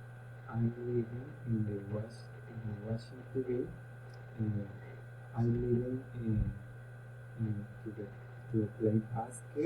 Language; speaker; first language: English; non-native, learner; Spanish